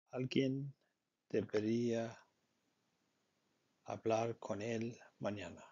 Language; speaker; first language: Spanish; non-native, learner; Icelandic